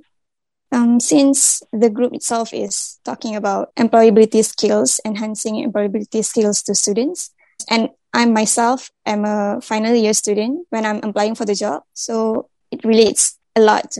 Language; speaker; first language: English; non-native, local second language; Malay